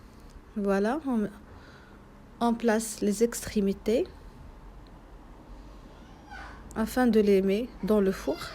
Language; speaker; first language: French; non-native, local second language; Arabic